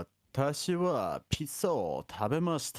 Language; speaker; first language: Japanese; non-native, learner; English